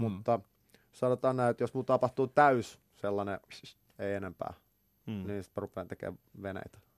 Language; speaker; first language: Finnish; native; Finnish